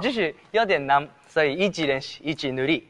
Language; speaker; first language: Chinese; non-native, learner; Japanese